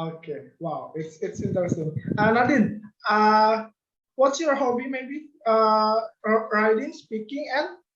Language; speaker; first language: English; non-native, learner; Indonesian